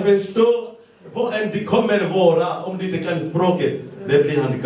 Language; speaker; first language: Swedish; non-native, learner; Lingala